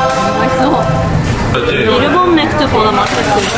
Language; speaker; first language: Korean; non-native, fluent; Japanese